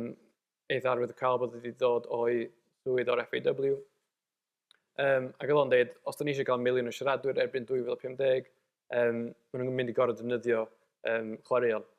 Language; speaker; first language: Welsh; native; Welsh